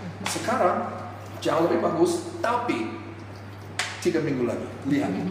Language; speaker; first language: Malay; non-native, fluent; English